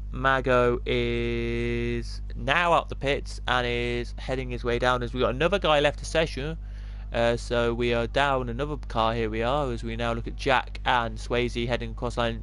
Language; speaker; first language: English; native; English